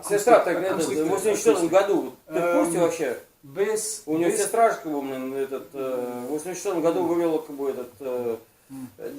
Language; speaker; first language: Russian; native; Russian